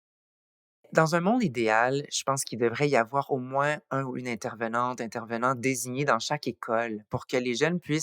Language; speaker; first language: French; native; French